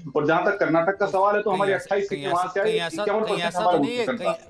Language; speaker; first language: Hindi; native; Hindi